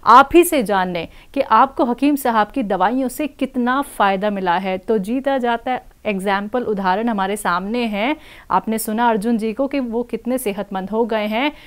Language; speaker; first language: Hindi; native; Hindi